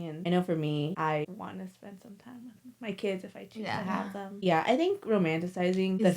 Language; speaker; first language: English; native; English